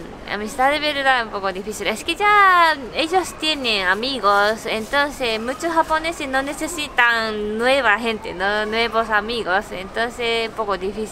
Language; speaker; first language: Spanish; non-native, learner; Japanese